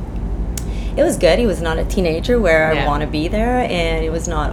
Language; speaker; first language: English; non-native, fluent; French